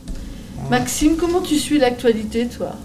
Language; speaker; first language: French; native; French